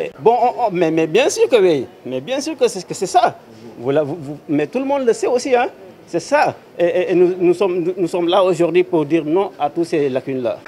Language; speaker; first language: French; non-native, local second language; Wolof